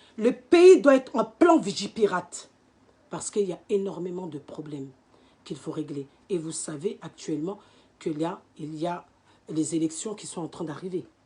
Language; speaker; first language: French; native; French